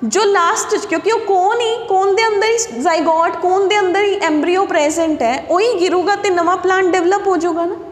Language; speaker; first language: Hindi; non-native, local second language; Punjabi